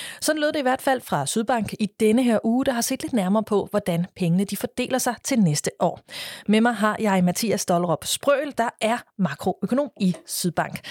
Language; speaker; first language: Danish; native; Danish